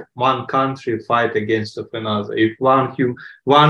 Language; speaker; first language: English; non-native, learner; Ukrainian